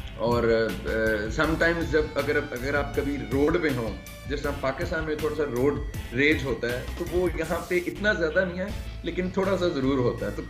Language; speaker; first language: Urdu; non-native, local second language; Punjabi